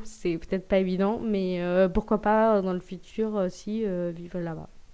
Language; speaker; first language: French; non-native, fluent; Spanish